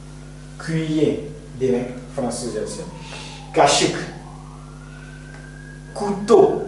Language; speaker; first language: Turkish; non-native, fluent; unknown